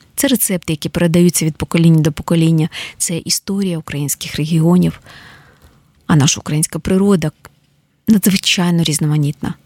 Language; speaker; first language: Ukrainian; native; Ukrainian